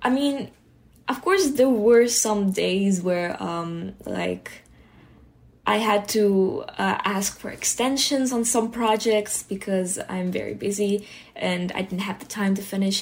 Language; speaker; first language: English; early bilingual, other home language; Hebrew